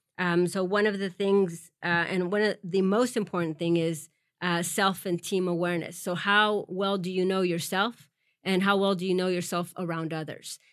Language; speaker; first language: English; early bilingual, other home language; Spanish